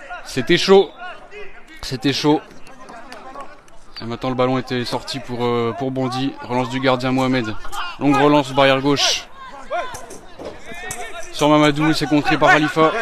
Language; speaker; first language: French; native; French